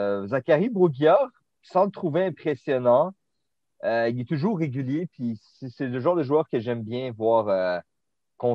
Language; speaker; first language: French; native; French